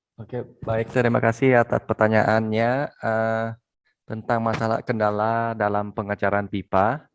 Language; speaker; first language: Indonesian; non-native, fluent; Vietnamese